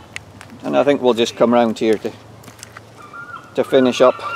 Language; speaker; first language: English; native; English